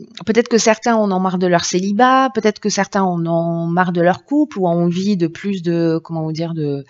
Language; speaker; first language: French; native; French